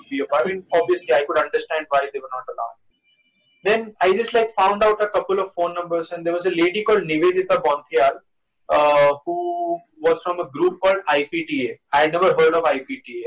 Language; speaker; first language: English; non-native, local second language; Hindi